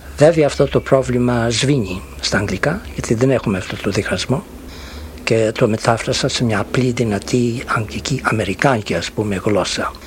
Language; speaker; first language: Greek; early bilingual, heritage; Greek